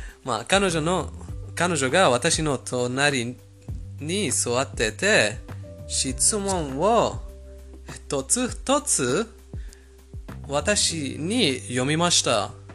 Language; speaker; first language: Japanese; non-native, fluent; Persian